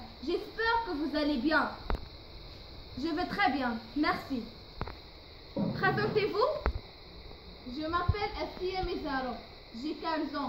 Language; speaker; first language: French; non-native, local second language; Arabic